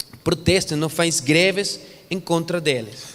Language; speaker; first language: Portuguese; non-native, fluent; Spanish